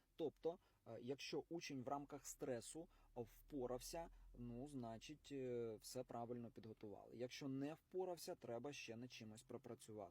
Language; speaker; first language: Ukrainian; non-native, local second language; Russian